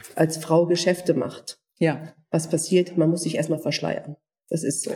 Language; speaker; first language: German; non-native, fluent; Turkish